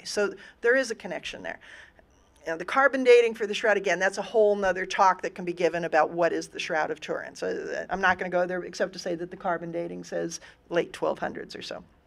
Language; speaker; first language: English; native; English